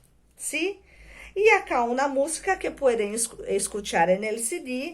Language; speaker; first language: Spanish; non-native, fluent; Portuguese